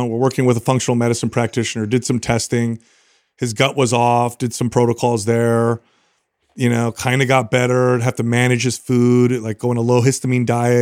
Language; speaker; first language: English; native; English